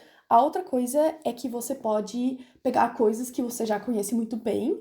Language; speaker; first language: Portuguese; non-native, fluent; German